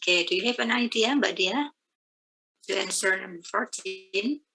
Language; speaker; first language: English; non-native, fluent; Indonesian